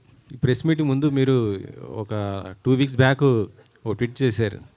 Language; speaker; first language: Telugu; native; Telugu